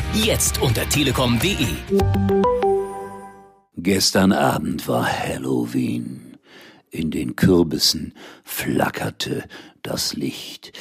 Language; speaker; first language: German; native; German